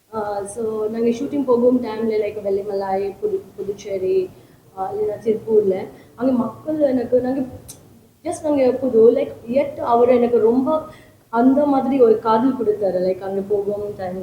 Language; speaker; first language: Tamil; non-native, learner; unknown